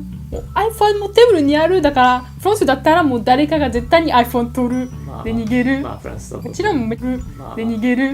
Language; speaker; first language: Japanese; non-native, learner; French